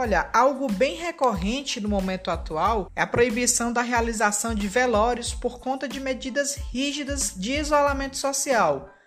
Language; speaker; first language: Portuguese; native; Portuguese